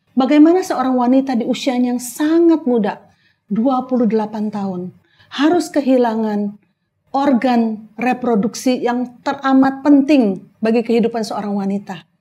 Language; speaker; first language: Indonesian; native; Indonesian